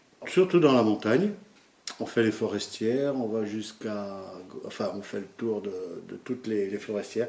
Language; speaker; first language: French; native; French